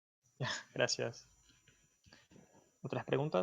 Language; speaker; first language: Spanish; non-native, fluent; English